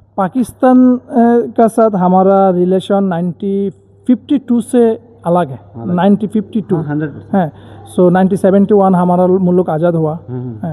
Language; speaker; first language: Hindi; non-native, learner; Bangla